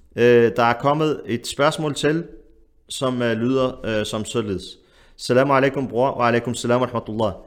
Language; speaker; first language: Danish; early bilingual, other home language; Arabic